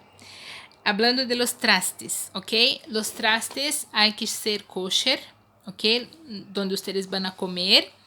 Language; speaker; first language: Spanish; non-native, fluent; Portuguese